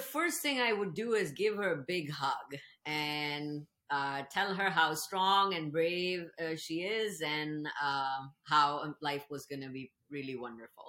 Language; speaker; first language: English; non-native, local second language; Urdu